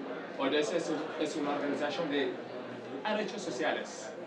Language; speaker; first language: Spanish; non-native, learner; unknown